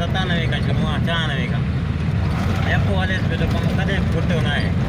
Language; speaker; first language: Hindi; non-native, local second language; Sindhi